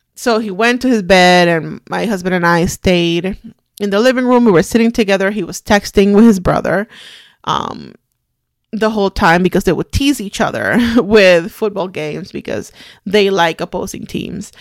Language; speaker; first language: English; non-native, fluent; Spanish